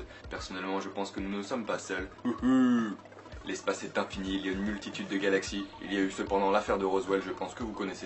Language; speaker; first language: French; native; French